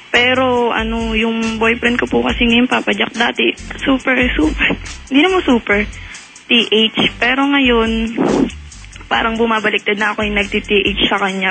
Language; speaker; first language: Filipino; native; Filipino